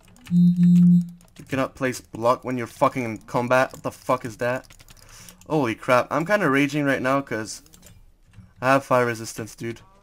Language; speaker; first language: English; non-native, fluent; French